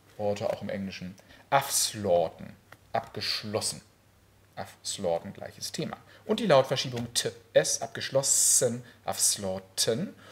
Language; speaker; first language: German; native; German